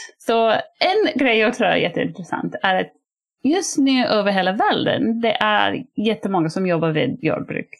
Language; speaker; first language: Swedish; non-native, fluent; English